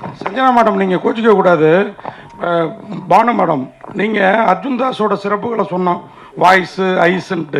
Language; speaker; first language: Tamil; native; Tamil